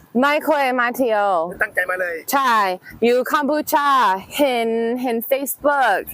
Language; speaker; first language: Thai; non-native, learner; English